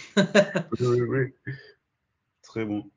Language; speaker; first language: French; non-native, learner; English